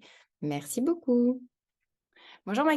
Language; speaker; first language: French; native; French